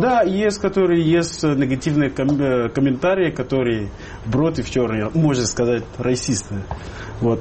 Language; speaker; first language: Russian; non-native, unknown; Arabic